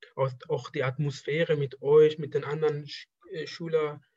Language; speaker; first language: German; non-native, fluent; Persian